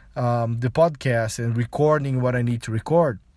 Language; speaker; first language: English; non-native, fluent; Portuguese